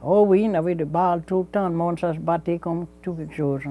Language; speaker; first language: French; native; French